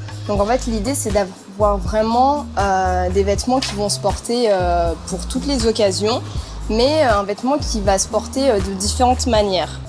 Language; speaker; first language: French; native; French